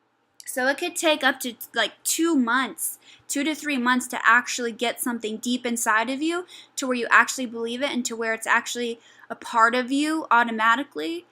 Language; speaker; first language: English; native; English